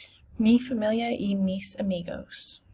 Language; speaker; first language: Spanish; non-native, learner; English